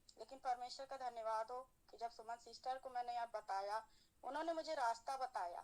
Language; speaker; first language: Hindi; native; Hindi